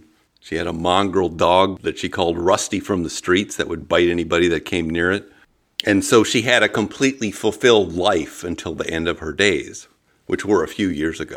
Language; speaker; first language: English; native; English